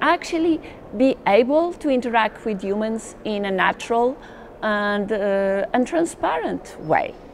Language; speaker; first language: English; non-native, fluent; Portuguese